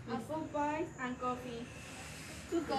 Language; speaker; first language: English; non-native, learner; Spanish